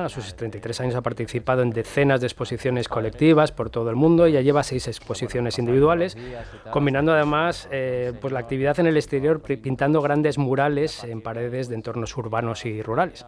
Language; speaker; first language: Spanish; native; Spanish